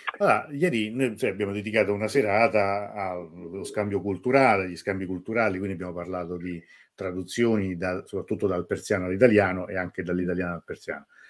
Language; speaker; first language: Italian; native; Italian